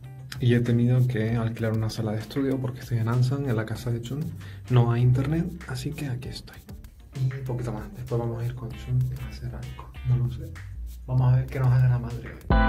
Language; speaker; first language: Spanish; native; Spanish